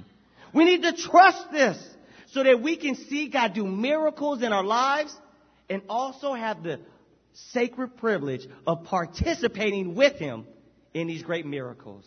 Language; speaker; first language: English; native; English